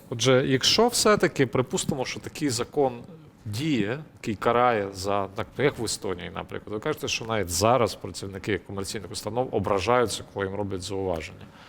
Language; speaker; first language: Ukrainian; native; Ukrainian